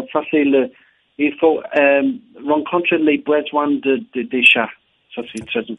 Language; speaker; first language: French; non-native, learner; English